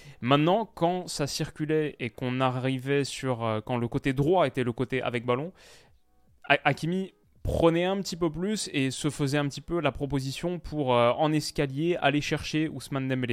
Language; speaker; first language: French; native; French